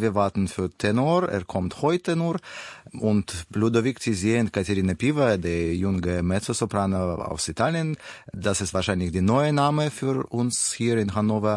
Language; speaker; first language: German; non-native, learner; Russian